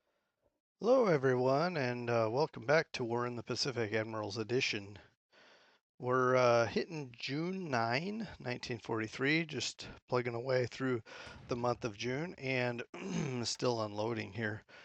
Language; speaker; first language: English; native; English